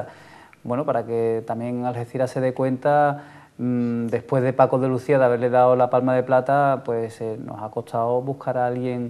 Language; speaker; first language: Spanish; native; Spanish